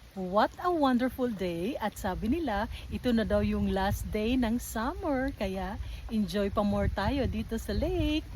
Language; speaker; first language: Filipino; native; Filipino